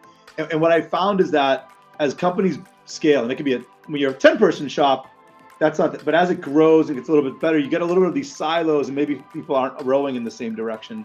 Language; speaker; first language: English; native; English